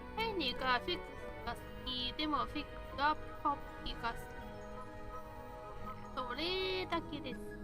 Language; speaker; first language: Japanese; non-native, learner; Chinese